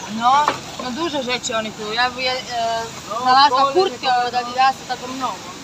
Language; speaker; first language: Polish; non-native, learner; Croatian